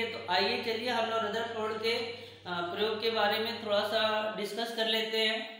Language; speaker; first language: Hindi; native; Hindi